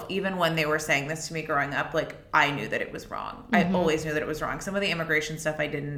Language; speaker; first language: English; native; English